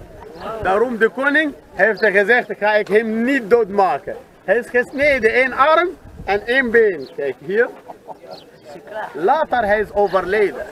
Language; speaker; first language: Dutch; non-native, learner; Arabic